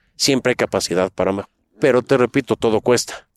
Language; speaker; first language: Spanish; native; Spanish